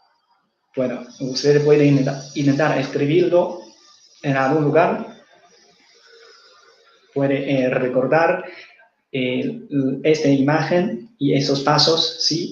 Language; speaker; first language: Spanish; non-native, fluent; Chinese